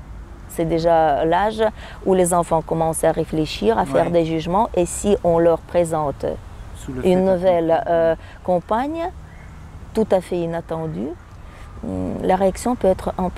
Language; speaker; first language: French; non-native, fluent; Russian